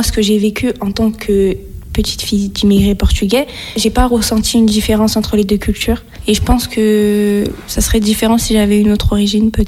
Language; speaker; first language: French; native; French